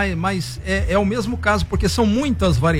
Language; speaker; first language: Portuguese; native; Portuguese